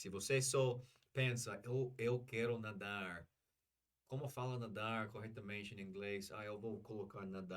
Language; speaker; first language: Portuguese; non-native, learner; English